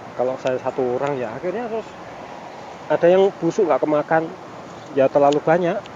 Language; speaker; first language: Indonesian; non-native, local second language; Javanese